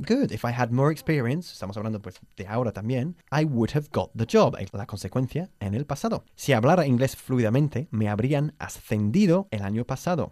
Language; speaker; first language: Spanish; non-native, fluent; English